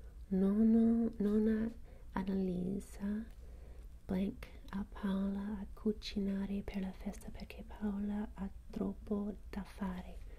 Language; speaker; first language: Italian; non-native, learner; English